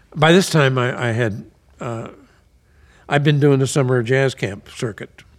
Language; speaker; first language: English; native; English